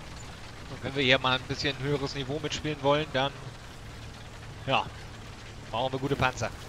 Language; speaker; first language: German; native; German